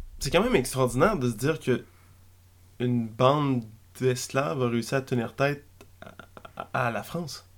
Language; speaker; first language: French; native; French